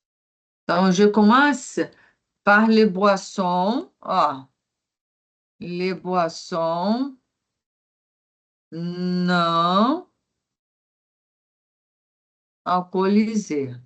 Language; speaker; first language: French; non-native, fluent; Portuguese